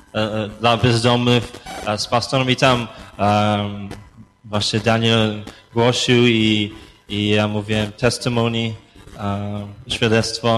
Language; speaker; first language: Polish; early bilingual, heritage; Polish